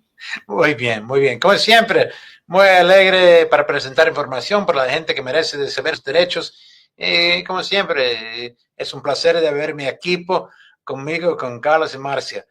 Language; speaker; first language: Spanish; non-native, fluent; English